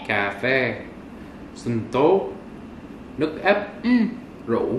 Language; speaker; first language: Vietnamese; non-native, learner; English